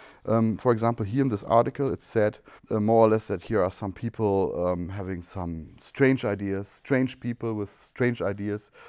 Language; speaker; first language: English; non-native, fluent; German